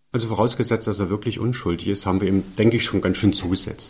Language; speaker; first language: German; native; German